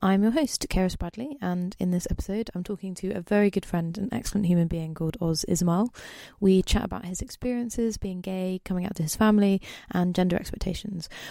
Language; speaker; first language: English; native; English